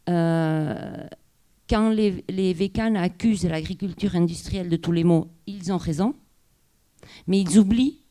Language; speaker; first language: French; non-native, local second language; Basque